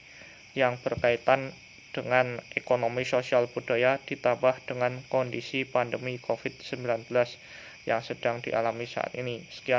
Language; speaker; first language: Indonesian; native; Indonesian